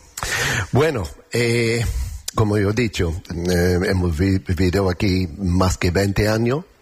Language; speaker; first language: Spanish; non-native, learner; English